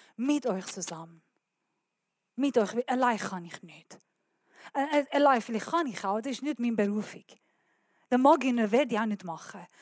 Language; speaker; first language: German; non-native, learner; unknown